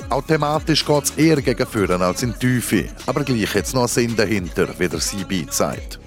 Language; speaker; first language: German; native; German